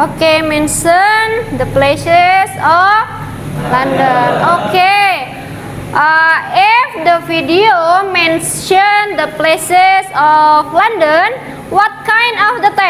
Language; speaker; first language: English; non-native, learner; Indonesian